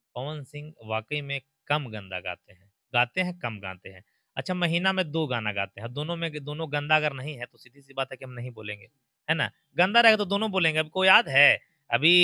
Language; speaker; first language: Hindi; native; Hindi